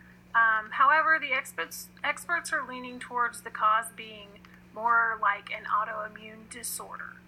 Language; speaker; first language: English; native; English